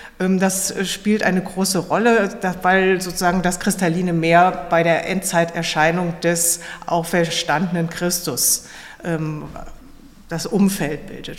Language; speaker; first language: German; native; German